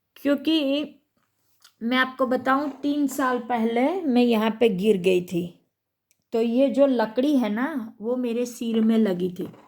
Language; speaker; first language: Hindi; non-native, local second language; Gujarati